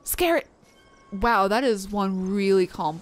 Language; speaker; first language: English; native; English